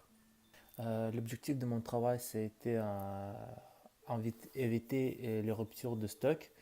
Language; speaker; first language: French; non-native, learner; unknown